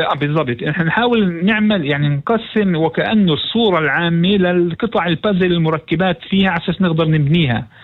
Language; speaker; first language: Arabic; native; Arabic